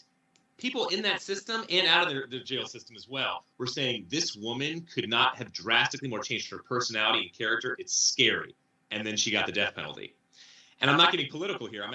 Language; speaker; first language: English; native; English